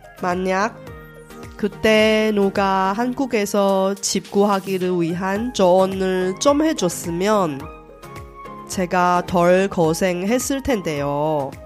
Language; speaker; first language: Korean; non-native, fluent; Chinese